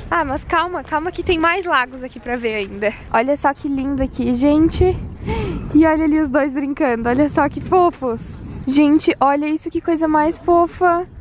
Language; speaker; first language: Portuguese; native; Portuguese